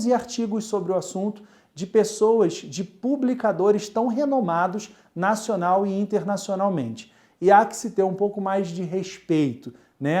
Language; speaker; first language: Portuguese; native; Portuguese